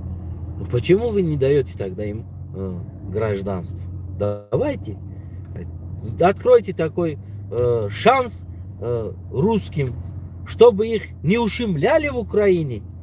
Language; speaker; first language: Russian; non-native, local second language; Tajik